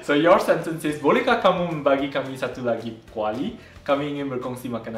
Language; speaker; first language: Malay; non-native, local second language; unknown